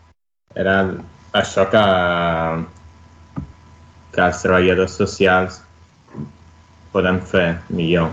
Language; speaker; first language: Catalan; non-native, fluent; Italian